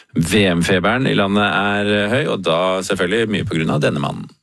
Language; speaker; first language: Norwegian; native; Norwegian